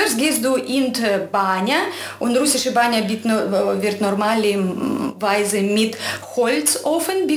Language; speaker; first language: German; non-native, fluent; Russian